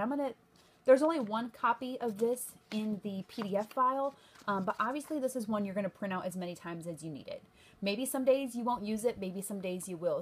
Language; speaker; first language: English; native; English